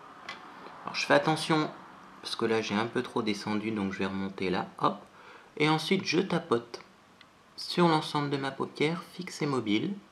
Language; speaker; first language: French; native; French